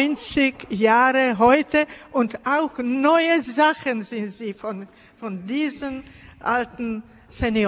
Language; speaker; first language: German; non-native, learner; Czech